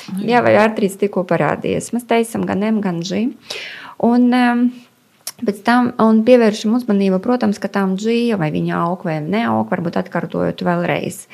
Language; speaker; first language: Latvian; non-native, local second language; Russian